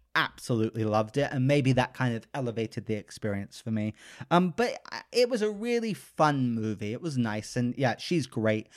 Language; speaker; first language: English; native; English